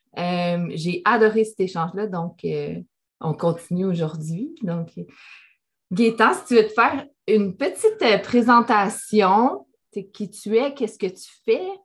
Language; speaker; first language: French; native; French